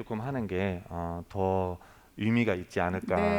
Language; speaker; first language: Korean; non-native, fluent; German